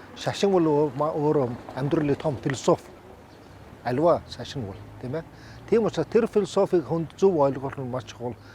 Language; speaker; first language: Mongolian; early bilingual, heritage; Mongolian